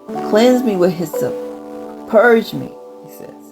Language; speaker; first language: English; native; English